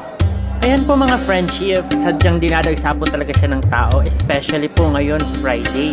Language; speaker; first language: Filipino; native; Filipino